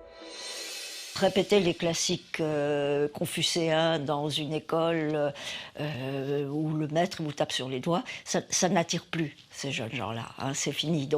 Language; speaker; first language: French; native; French